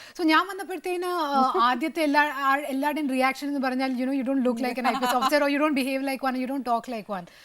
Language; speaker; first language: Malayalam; early bilingual, heritage; Malayalam